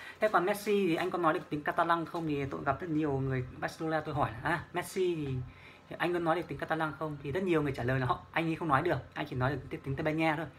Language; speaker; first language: Vietnamese; native; Vietnamese